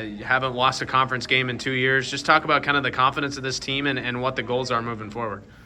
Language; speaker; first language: English; native; English